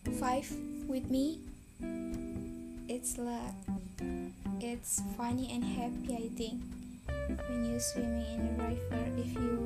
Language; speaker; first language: English; non-native, learner; Indonesian